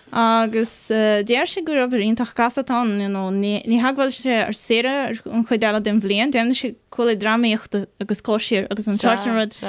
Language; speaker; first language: Irish; non-native, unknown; Portuguese